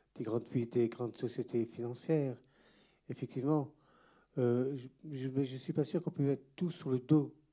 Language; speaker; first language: French; native; French